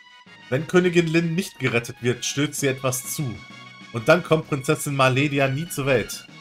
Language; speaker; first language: German; native; German